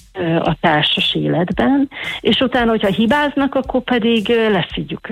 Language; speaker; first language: Hungarian; native; Hungarian